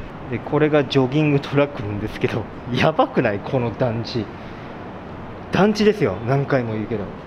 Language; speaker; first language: Japanese; native; Japanese